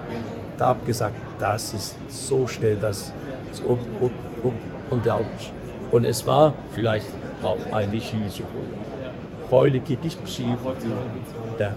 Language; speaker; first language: German; non-native, learner; Danish